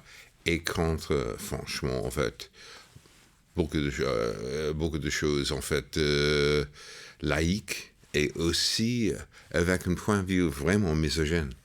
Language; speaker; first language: French; non-native, fluent; English